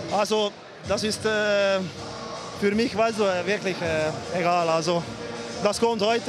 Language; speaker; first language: German; non-native, fluent; Hungarian